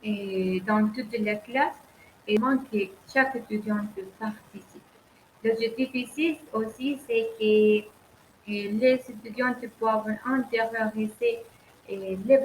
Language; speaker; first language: French; non-native, learner; Spanish